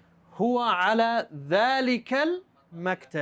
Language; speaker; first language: Arabic; non-native, fluent; English